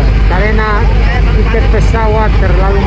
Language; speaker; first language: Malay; non-native, learner; Italian